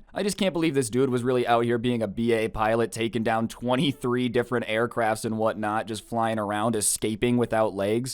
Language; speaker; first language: English; native; English